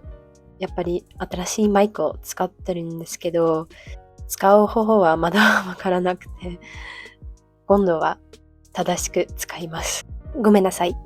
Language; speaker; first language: Japanese; non-native, fluent; Dutch